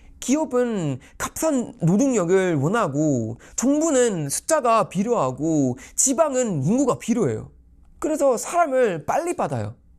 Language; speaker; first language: Korean; non-native, fluent; Swedish